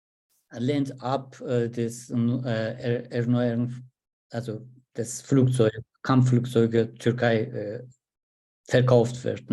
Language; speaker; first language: German; non-native, learner; Turkish